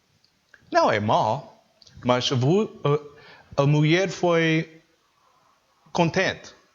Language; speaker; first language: Portuguese; non-native, learner; English